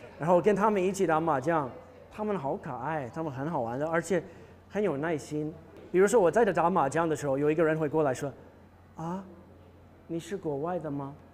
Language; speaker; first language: Chinese; non-native, fluent; English